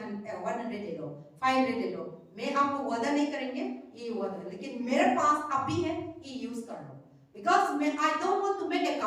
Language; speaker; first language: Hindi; non-native, local second language; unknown